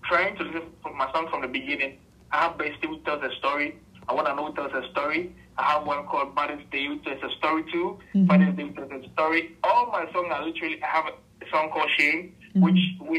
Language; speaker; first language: English; non-native, local second language; Akan